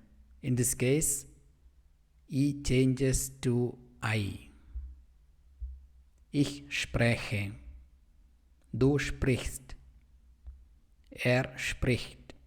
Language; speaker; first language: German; non-native, fluent; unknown